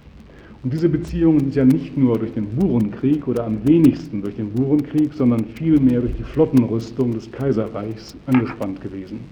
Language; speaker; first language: German; native; German